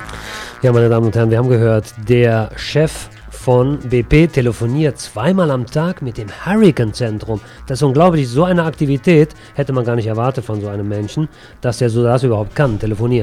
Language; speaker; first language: German; native; German